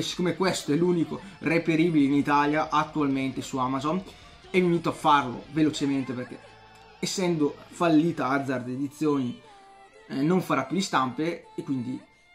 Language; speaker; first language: Italian; native; Italian